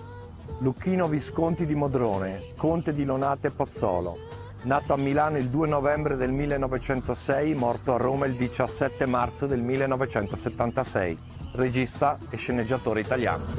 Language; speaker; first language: Italian; native; Italian